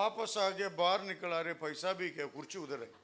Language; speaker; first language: Hindi; non-native, local second language; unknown